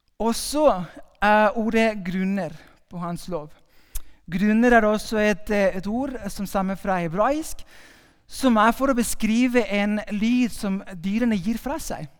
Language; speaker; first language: Norwegian; non-native, fluent; Spanish